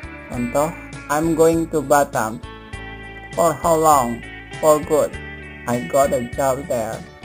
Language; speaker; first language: English; non-native, fluent; Indonesian